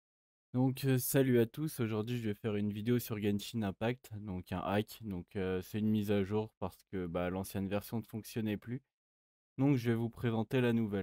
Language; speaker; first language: French; native; French